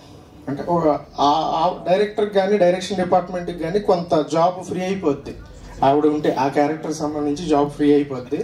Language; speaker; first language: Telugu; native; Telugu